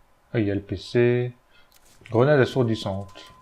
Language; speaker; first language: French; native; French